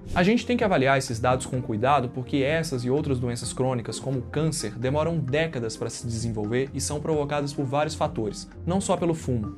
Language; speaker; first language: Portuguese; native; Portuguese